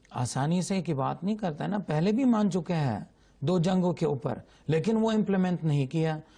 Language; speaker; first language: Urdu; non-native, fluent; Arabic